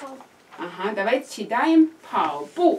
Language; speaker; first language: Russian; non-native, learner; Chinese